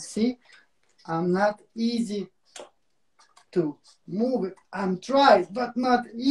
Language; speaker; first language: English; non-native, learner; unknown